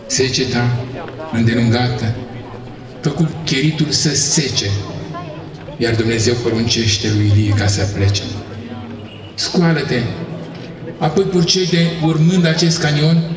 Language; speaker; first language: Romanian; native; Romanian